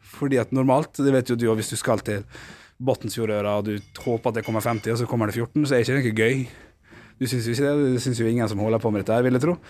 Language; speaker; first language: Norwegian; native; Norwegian